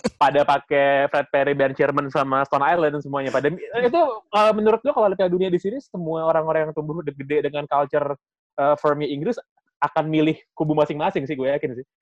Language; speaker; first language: Indonesian; native; Indonesian